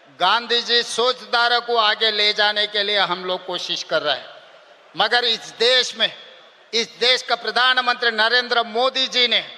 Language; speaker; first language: Hindi; non-native, local second language; Telugu